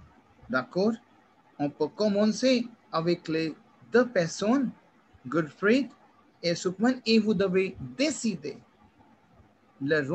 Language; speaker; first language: French; non-native, fluent; Hindi